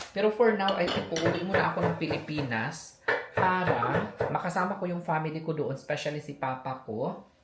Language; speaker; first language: Filipino; native; Filipino